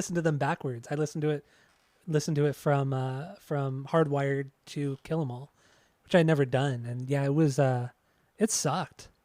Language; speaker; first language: English; native; English